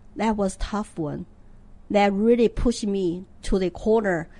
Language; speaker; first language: English; non-native, fluent; Chinese